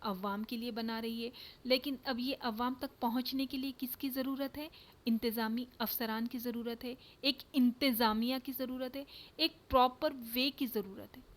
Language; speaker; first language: Urdu; native; Urdu